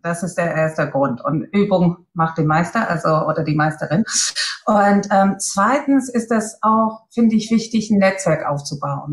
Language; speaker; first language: German; non-native, fluent; English